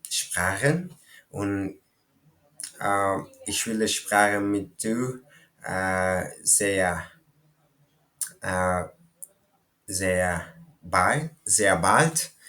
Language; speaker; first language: German; non-native, learner; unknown